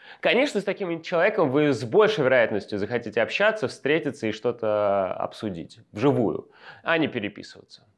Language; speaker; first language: Russian; native; Russian